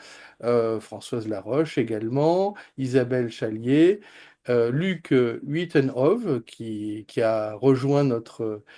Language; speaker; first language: French; native; French